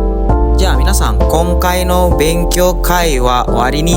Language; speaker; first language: Japanese; non-native, fluent; Indonesian